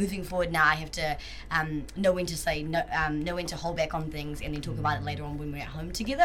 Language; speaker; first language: English; native; English